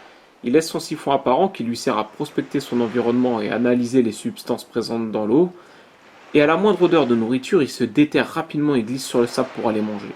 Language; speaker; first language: French; native; French